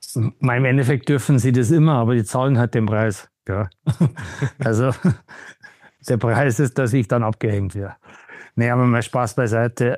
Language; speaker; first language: German; native; German